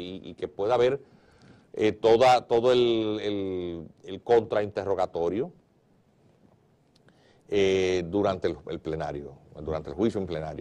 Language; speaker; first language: Spanish; native; Spanish